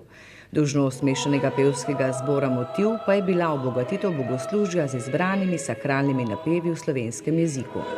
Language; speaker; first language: Slovenian; native; Slovenian